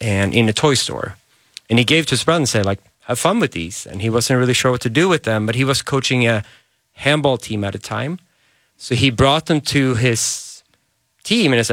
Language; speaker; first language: English; non-native, fluent; Swedish